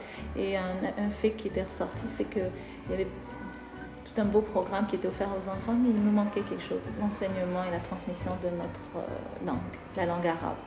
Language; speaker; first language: French; non-native, local second language; Arabic